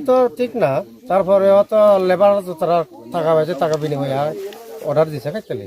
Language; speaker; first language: Bangla; non-native, local second language; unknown